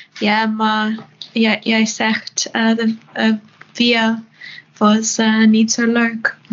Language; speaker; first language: Dutch; non-native, learner; German